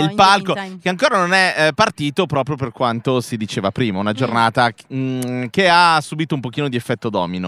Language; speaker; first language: Italian; native; Italian